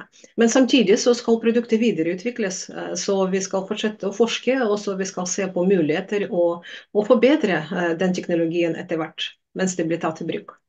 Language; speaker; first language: Norwegian; non-native, fluent; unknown